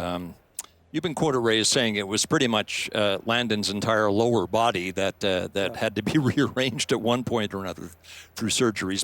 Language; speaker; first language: English; native; English